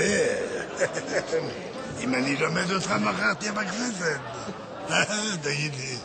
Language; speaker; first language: Hebrew; non-native, learner; French